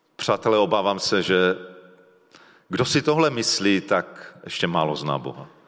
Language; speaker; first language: Czech; native; Czech